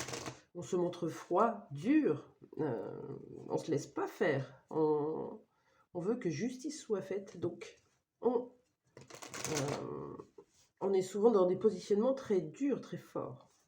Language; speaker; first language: French; native; French